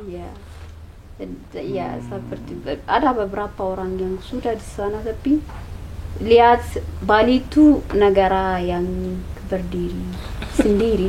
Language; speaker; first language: Indonesian; non-native, learner; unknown